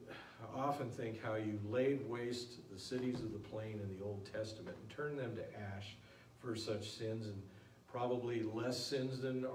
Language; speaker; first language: English; native; English